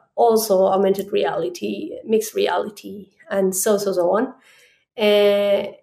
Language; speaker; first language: English; non-native, fluent; Spanish